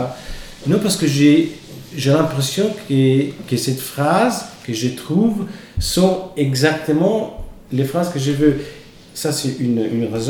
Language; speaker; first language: French; non-native, fluent; Italian